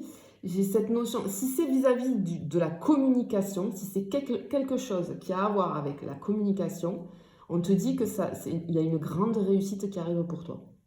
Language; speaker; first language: French; native; French